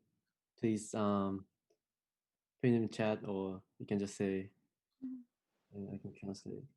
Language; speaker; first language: English; non-native, fluent; Japanese